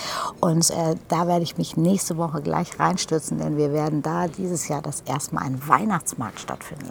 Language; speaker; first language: German; native; German